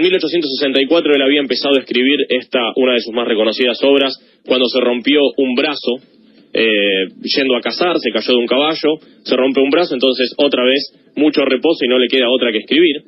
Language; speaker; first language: Spanish; native; Spanish